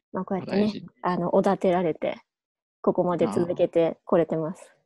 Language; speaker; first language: Japanese; native; Japanese